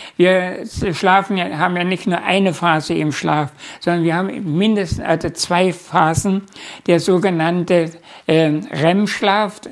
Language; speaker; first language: German; native; German